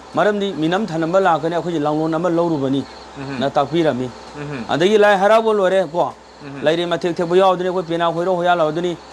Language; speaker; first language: Manipuri; native; Manipuri